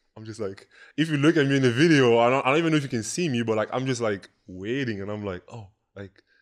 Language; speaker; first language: English; non-native, local second language; French